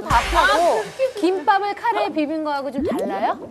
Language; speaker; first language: Korean; native; Korean